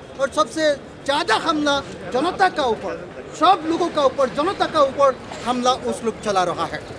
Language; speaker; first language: Hindi; non-native, local second language; Assamese